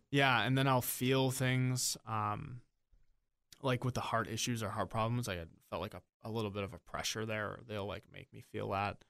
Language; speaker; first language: English; native; English